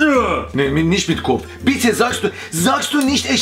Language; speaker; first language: German; non-native, learner; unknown